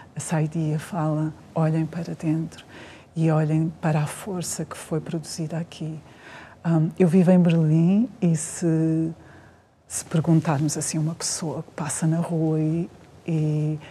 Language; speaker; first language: Portuguese; native; Portuguese